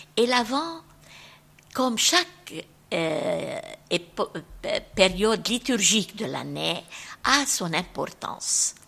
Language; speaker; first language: French; non-native, local second language; Arabic